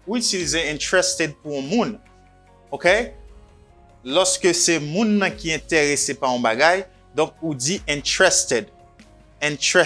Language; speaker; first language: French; non-native, local second language; Haitian Creole